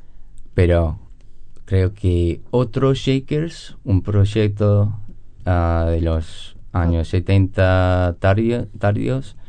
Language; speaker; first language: Spanish; non-native, learner; English